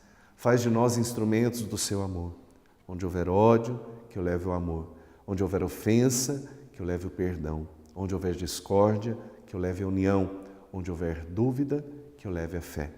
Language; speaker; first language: Portuguese; native; Portuguese